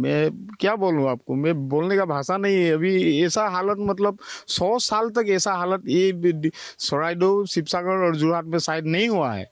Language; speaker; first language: Hindi; non-native, local second language; Assamese